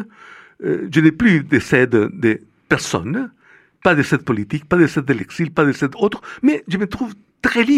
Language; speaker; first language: French; non-native, fluent; Spanish